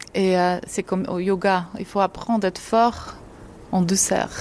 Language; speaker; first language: French; non-native, fluent; Georgian